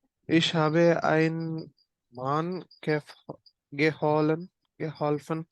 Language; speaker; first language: German; non-native, learner; Malayalam